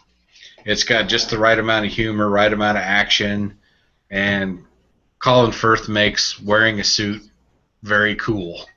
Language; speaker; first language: English; native; English